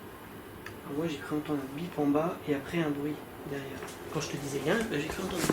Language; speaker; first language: French; native; French